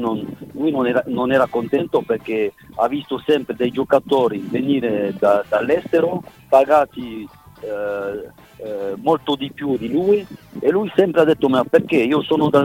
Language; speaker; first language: Italian; non-native, fluent; French